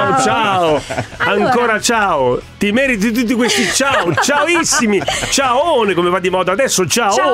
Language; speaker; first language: Italian; native; Italian